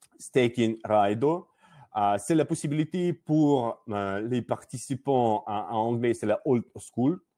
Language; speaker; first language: French; non-native, learner; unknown